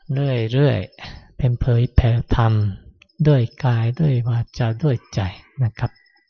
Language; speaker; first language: Thai; non-native, fluent; Japanese